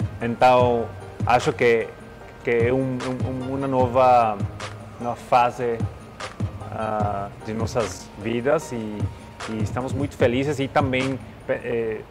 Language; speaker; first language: Portuguese; non-native, learner; Spanish